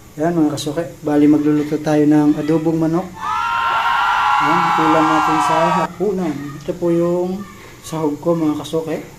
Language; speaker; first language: Filipino; non-native, local second language; Bikol